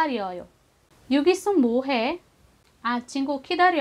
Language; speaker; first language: Korean; non-native, fluent; Filipino